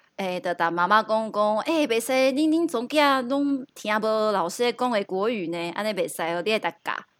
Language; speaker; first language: Chinese; non-native, local second language; Min Nan Chinese